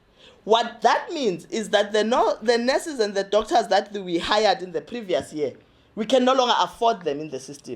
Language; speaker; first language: English; non-native, local second language; Zulu